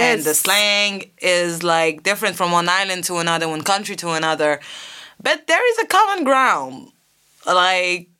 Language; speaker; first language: English; non-native, fluent; French